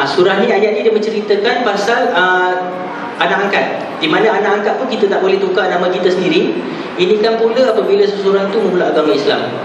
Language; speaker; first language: Malay; non-native, local second language; Tamil